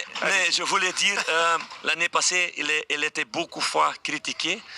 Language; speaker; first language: French; non-native, fluent; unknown